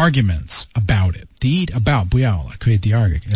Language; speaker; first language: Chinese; non-native, learner; English